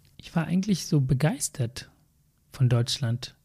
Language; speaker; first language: German; non-native, fluent; Tamil